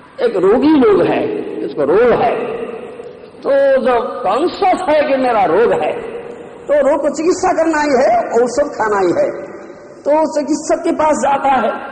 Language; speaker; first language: Hindi; non-native, local second language; Odia